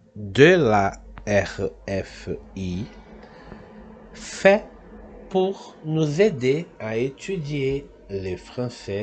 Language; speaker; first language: French; non-native, fluent; Portuguese